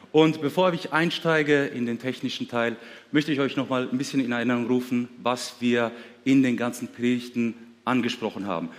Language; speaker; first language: German; early bilingual, other home language; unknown